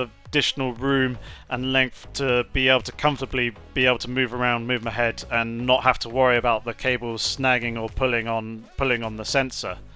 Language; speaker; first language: English; native; English